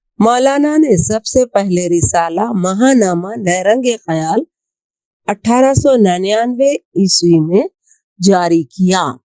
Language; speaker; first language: Urdu; native; Urdu